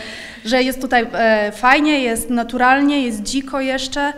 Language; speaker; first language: Polish; native; Polish